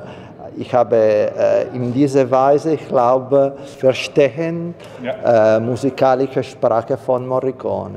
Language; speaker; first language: German; non-native, learner; Italian